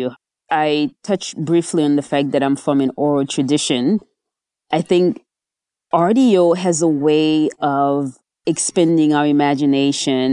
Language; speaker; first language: English; native; English